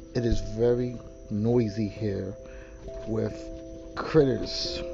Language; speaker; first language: English; native; English